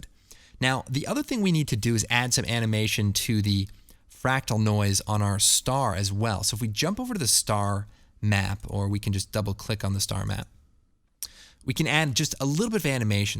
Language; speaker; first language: English; native; English